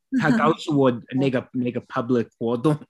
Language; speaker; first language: Chinese; non-native, learner; English